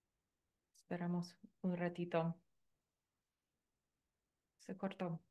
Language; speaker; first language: Spanish; non-native, fluent; English